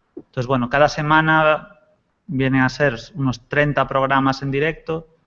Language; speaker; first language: Spanish; native; Spanish